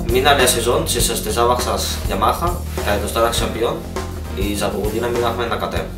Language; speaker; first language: Bulgarian; early bilingual, heritage; Bulgarian